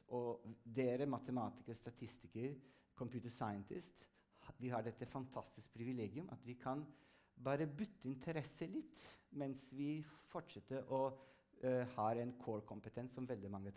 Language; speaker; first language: Norwegian; non-native, fluent; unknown